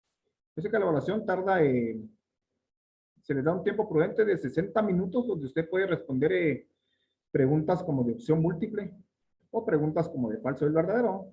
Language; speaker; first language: Spanish; native; Spanish